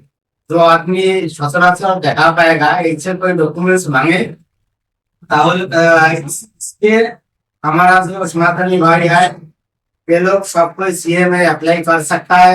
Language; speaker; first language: Hindi; non-native, local second language; Bangla